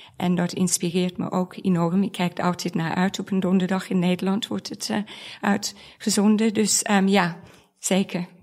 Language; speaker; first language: Dutch; non-native, fluent; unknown